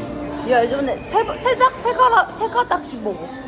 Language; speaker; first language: Korean; native; Korean